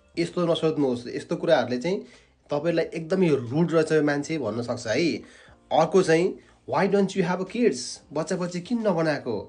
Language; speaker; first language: Nepali; native; Nepali